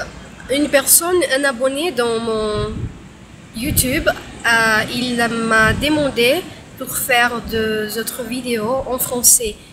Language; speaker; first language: French; non-native, learner; Portuguese